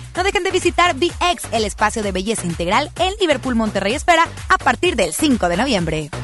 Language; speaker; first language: Spanish; native; Spanish